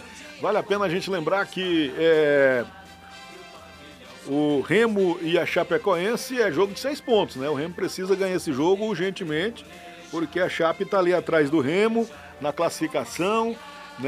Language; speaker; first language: Portuguese; native; Portuguese